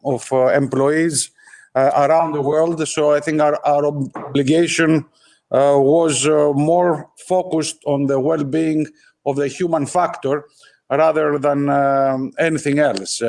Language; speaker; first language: English; non-native, fluent; Greek